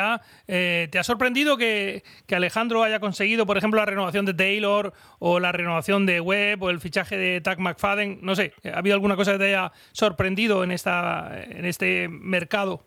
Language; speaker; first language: Spanish; native; Spanish